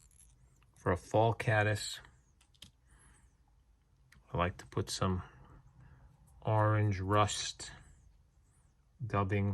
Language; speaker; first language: English; native; English